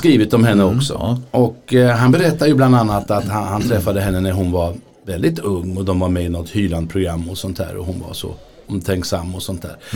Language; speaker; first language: Swedish; native; Swedish